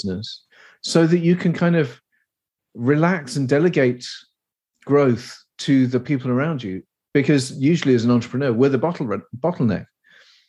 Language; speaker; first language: English; native; English